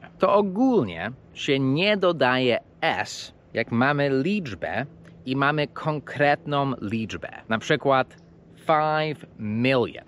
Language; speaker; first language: Polish; non-native, fluent; English